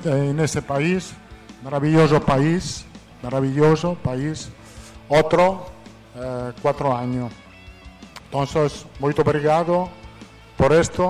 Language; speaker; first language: Portuguese; non-native, fluent; Italian